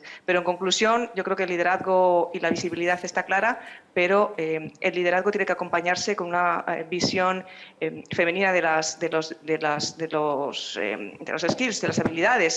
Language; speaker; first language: Spanish; native; Spanish